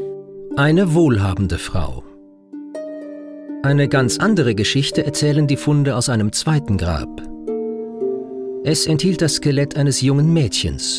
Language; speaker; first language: German; native; German